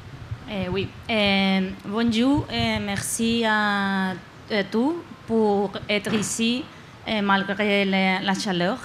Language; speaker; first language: French; non-native, learner; Spanish